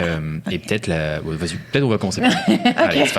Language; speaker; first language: French; native; French